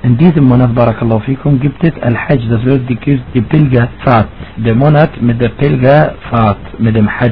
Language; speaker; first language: German; non-native, fluent; Arabic